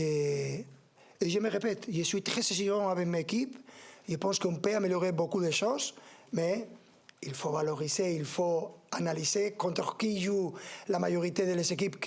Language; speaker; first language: French; non-native, learner; Spanish